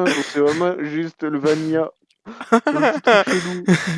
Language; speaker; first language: French; native; French